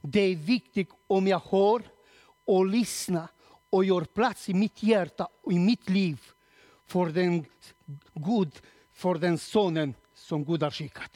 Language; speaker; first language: Swedish; non-native, learner; Romanian